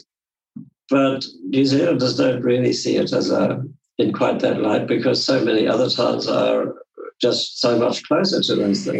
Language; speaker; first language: English; native; English